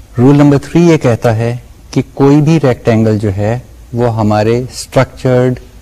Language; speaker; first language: English; non-native, local second language; Urdu